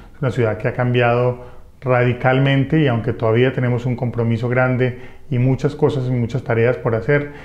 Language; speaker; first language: Spanish; native; Spanish